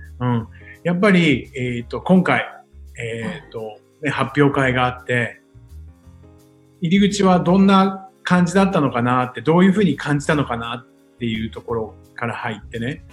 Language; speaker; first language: Japanese; native; Japanese